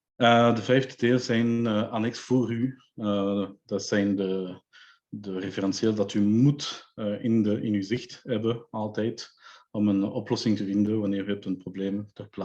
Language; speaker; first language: Dutch; non-native, local second language; French